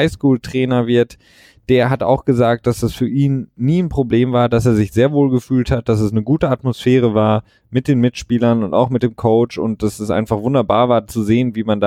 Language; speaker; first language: German; native; German